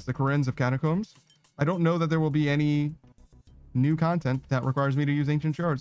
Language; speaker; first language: English; native; English